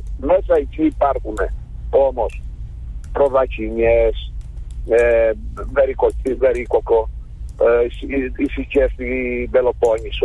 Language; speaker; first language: Greek; native; Greek